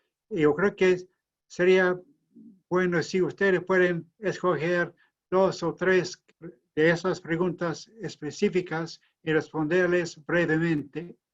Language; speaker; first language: Spanish; non-native, fluent; English